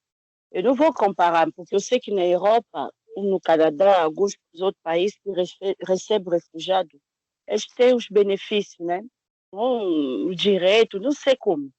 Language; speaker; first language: Portuguese; non-native, fluent; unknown